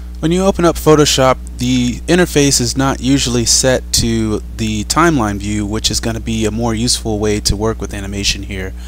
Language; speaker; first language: English; native; English